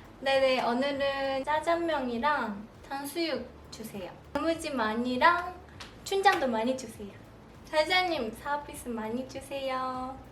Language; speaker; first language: Korean; non-native, fluent; Japanese